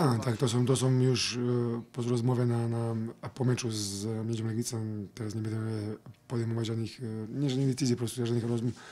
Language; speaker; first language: Polish; non-native, fluent; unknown